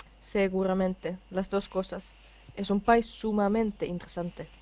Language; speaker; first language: Spanish; non-native, fluent; Finnish